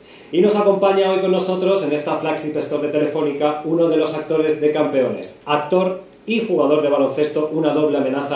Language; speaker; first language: Spanish; native; Spanish